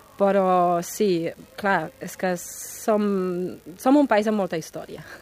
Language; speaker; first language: Catalan; non-native, fluent; German